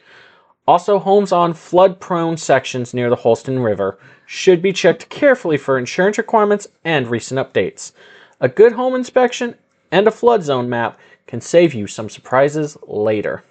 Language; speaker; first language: English; native; English